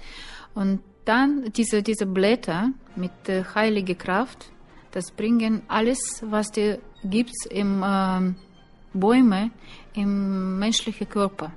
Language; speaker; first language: German; non-native, learner; Russian